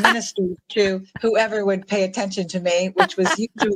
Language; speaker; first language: English; native; English